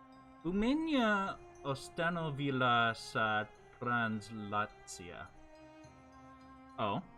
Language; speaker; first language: Russian; non-native, learner; English